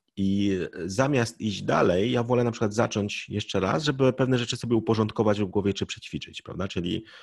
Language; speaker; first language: Polish; native; Polish